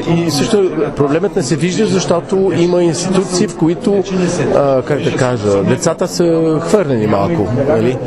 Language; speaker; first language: Bulgarian; non-native, fluent; French